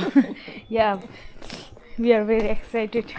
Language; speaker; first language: English; non-native, learner; Tibetan